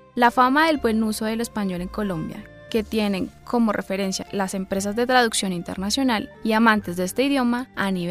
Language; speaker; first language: Spanish; native; Spanish